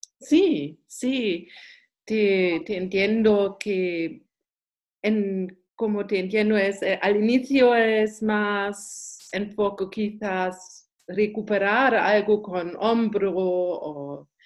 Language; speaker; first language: Spanish; non-native, learner; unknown